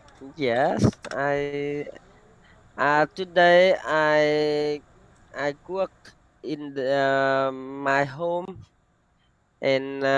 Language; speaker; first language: English; non-native, learner; Vietnamese